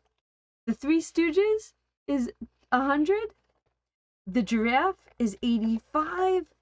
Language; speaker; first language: English; native; English